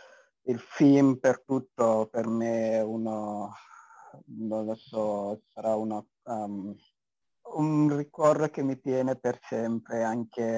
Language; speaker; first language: Italian; non-native, fluent; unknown